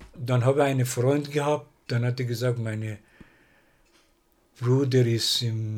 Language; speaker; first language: German; non-native, learner; Persian